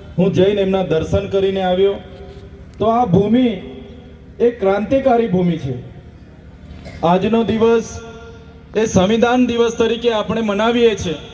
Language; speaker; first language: Gujarati; non-native, local second language; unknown